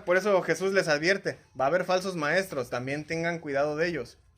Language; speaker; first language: Spanish; native; Spanish